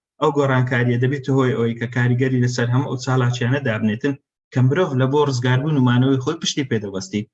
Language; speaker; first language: Central Kurdish; non-native, local second language; Kurdish